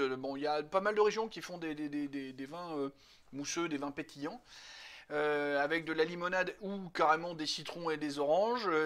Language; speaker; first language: French; native; French